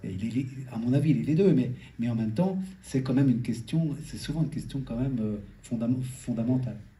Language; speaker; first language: French; native; French